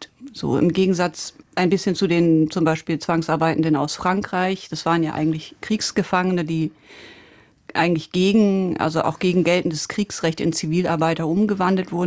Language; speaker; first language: German; native; German